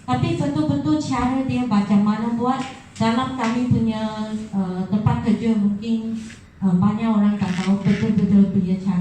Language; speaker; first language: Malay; non-native, local second language; Chinese